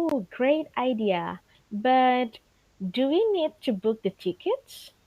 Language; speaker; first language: English; non-native, fluent; Indonesian